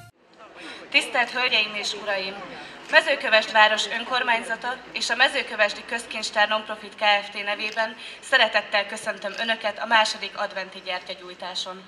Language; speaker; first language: Hungarian; native; Hungarian